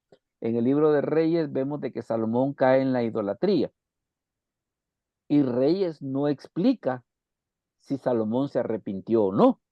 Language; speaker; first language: Spanish; native; Spanish